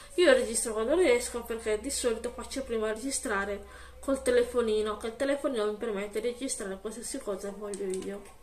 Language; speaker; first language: Italian; native; Italian